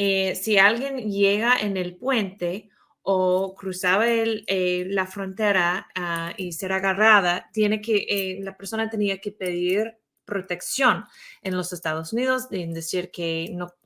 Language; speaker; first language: Spanish; non-native, fluent; English